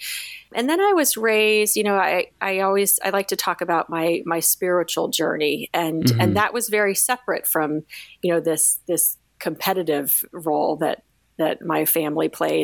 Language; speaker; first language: English; native; English